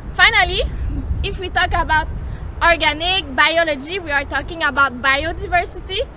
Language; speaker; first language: English; non-native, local second language; French